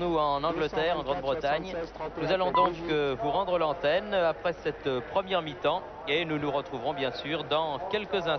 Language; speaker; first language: French; native; French